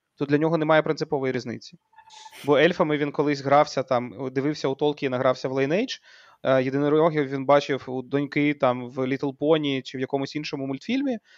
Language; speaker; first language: Ukrainian; native; Ukrainian